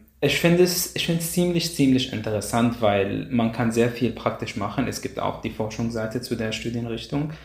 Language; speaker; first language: German; non-native, fluent; Arabic